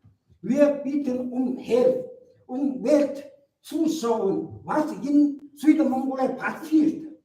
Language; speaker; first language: German; non-native, learner; Mongolian